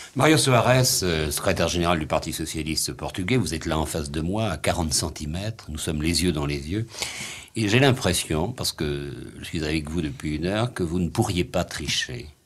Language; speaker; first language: French; native; French